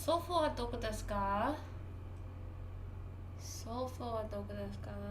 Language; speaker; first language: Japanese; non-native, learner; English